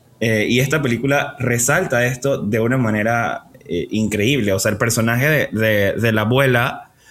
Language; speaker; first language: Spanish; native; Spanish